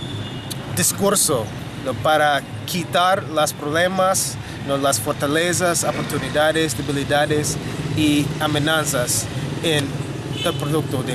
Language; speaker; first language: Spanish; non-native, fluent; English